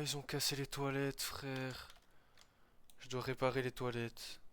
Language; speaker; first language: French; native; French